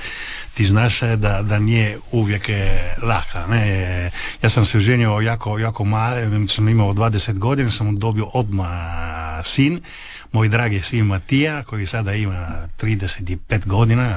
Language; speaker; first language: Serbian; early bilingual, heritage; Italian